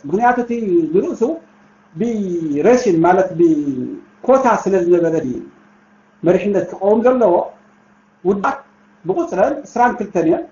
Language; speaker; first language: Tigrinya; native; Tigrinya